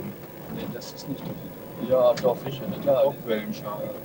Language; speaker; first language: German; native; German